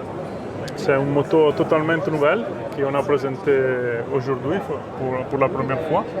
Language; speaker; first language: French; non-native, fluent; Italian